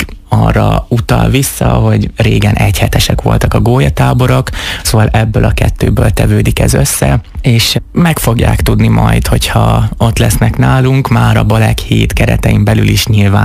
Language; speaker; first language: Hungarian; native; Hungarian